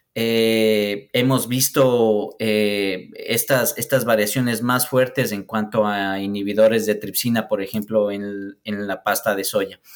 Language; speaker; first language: Spanish; native; Spanish